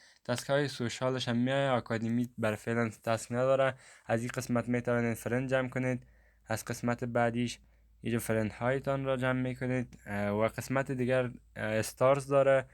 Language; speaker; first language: Persian; native; Persian